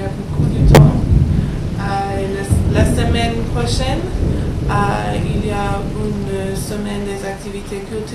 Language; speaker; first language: French; non-native, learner; English